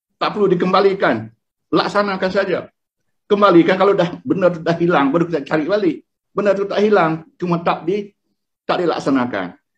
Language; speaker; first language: Malay; non-native, local second language; Iban